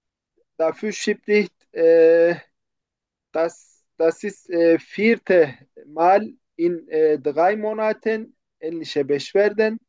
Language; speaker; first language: German; non-native, learner; Turkish